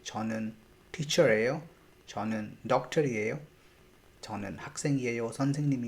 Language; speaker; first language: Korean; non-native, fluent; Hindi